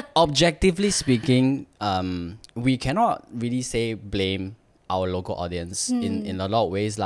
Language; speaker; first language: English; non-native, local second language; Chinese